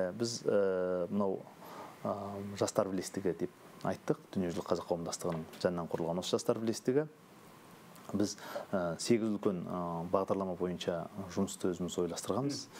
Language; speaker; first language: Kazakh; early bilingual, heritage; Kazakh